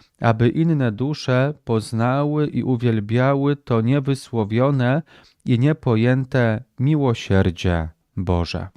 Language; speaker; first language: Polish; native; Polish